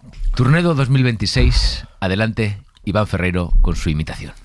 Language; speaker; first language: Spanish; native; Spanish